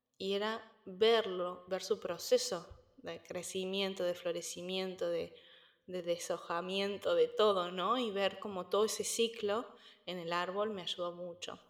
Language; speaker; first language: Spanish; native; Spanish